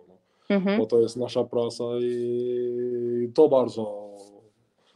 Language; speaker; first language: Polish; non-native, learner; Spanish